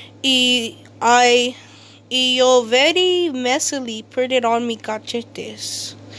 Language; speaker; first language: Spanish; early bilingual, heritage; Spanish